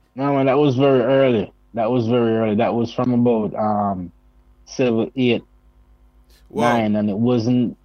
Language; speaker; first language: English; non-native, local second language; Jamaican Creole English